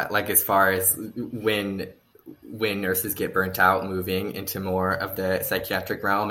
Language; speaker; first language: English; native; English